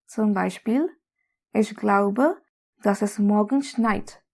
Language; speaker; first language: German; non-native, fluent; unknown